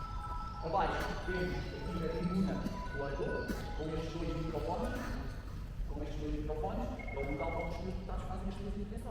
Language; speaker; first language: Portuguese; native; Portuguese